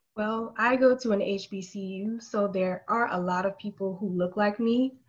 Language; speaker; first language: English; native; English